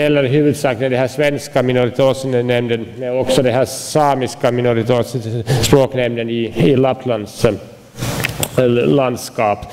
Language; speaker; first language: Swedish; non-native, local second language; Finnish